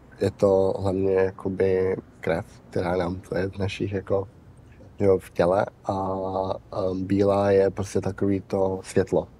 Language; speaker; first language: Czech; early bilingual, heritage; Czech